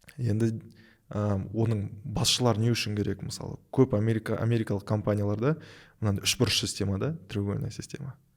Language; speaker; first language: Kazakh; non-native, local second language; Russian